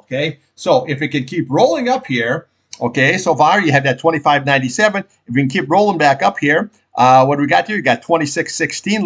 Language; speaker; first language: English; native; English